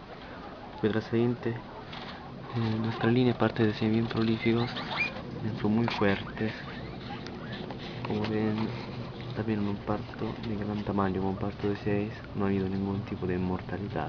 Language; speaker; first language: Spanish; native; Spanish